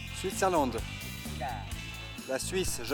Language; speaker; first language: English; non-native, learner; French